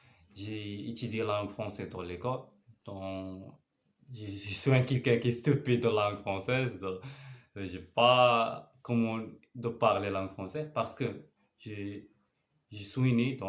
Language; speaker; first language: French; non-native, learner; Arabic